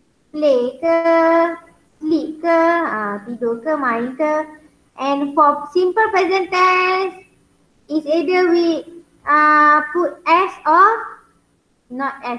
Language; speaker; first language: English; non-native, local second language; Malay